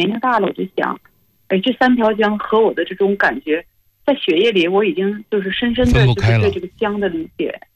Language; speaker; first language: Chinese; native; Chinese